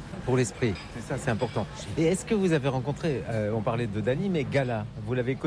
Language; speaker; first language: French; native; French